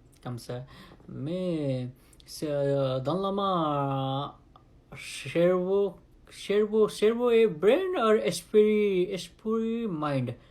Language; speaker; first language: French; non-native, learner; Nepali